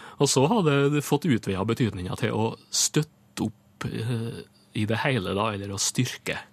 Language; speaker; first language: Norwegian; native; Norwegian